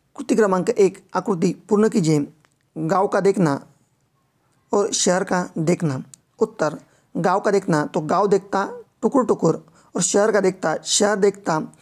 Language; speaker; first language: Hindi; non-native, local second language; Marathi